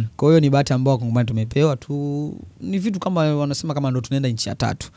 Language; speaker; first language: Swahili; early bilingual, other home language; Bembe